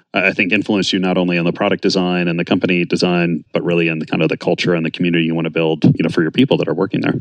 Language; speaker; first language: English; non-native, fluent; Danish